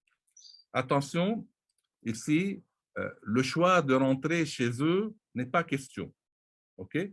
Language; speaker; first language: French; non-native, local second language; Arabic